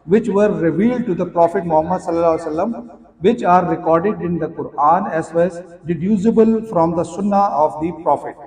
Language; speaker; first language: English; non-native, local second language; Urdu